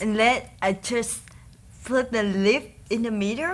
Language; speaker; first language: English; non-native, learner; Vietnamese